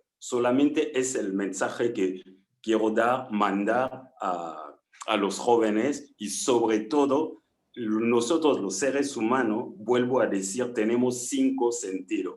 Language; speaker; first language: Spanish; non-native, fluent; French